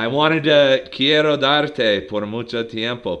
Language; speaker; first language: Spanish; non-native, learner; English